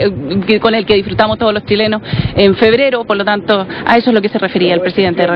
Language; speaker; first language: Spanish; native; Spanish